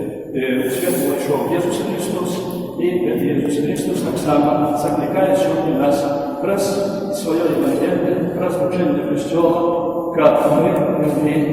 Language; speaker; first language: Polish; non-native, fluent; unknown